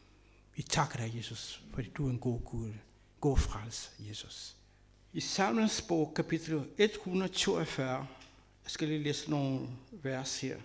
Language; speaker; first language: Danish; non-native, fluent; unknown